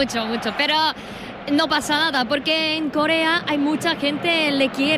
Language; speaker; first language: Spanish; non-native, fluent; Korean